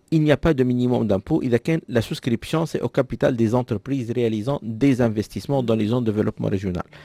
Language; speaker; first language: French; non-native, local second language; Arabic